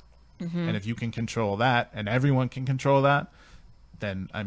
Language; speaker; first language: English; native; English